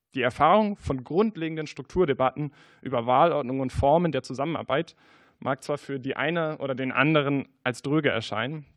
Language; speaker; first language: German; native; German